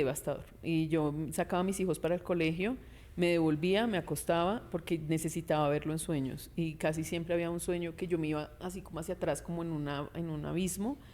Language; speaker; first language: Spanish; native; Spanish